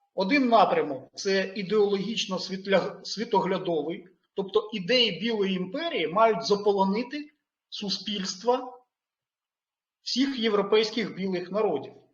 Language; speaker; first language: Ukrainian; native; Ukrainian